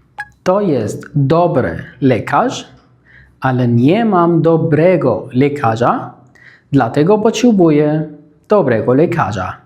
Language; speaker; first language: Polish; non-native, fluent; Arabic